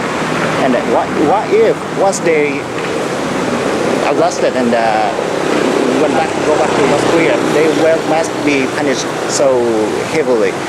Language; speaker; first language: English; non-native, fluent; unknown